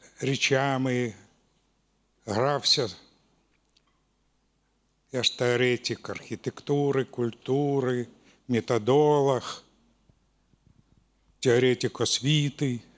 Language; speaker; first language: Ukrainian; non-native, local second language; Russian